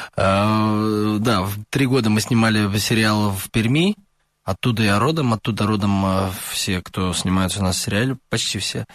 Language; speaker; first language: Russian; native; Russian